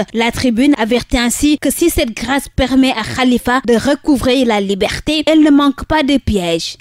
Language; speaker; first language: French; non-native, local second language; Wolof